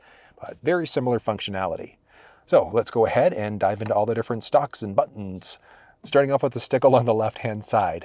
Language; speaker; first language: English; native; English